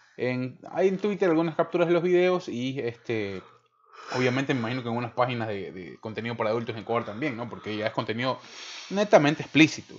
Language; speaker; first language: Spanish; native; Spanish